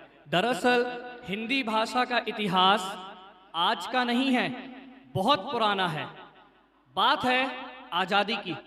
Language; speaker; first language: Hindi; native; Hindi